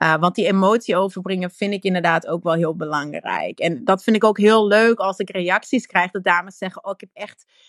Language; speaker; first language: Dutch; native; Dutch